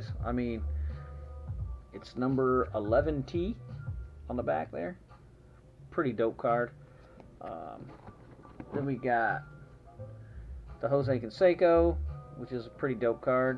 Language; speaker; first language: English; native; English